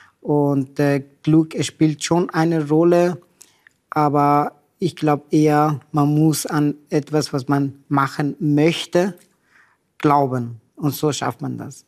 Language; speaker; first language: German; non-native, fluent; Persian